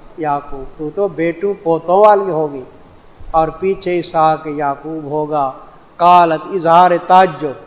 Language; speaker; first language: Urdu; non-native, local second language; Saraiki